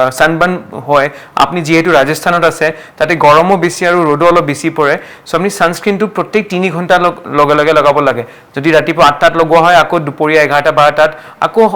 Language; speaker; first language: Assamese; non-native, local second language; Marwari